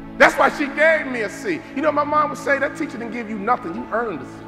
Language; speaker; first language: English; native; English